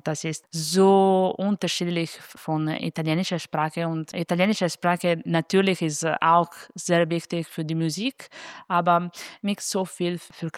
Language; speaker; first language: German; non-native, learner; Italian